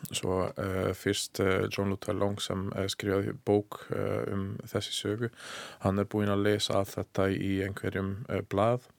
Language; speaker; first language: Icelandic; non-native, learner; Hungarian